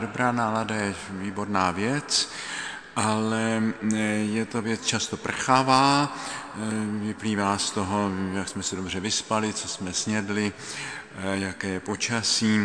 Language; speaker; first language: Czech; native; Czech